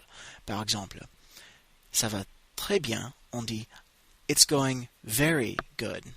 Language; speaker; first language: French; non-native, fluent; English